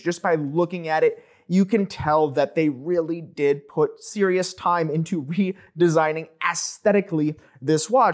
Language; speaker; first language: English; native; English